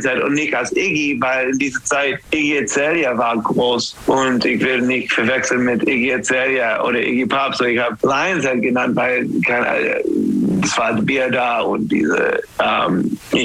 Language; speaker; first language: German; non-native, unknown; English